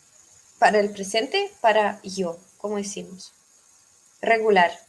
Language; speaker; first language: Spanish; non-native, fluent; Russian